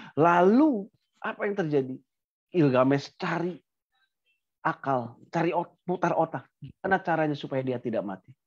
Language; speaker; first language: Indonesian; native; Indonesian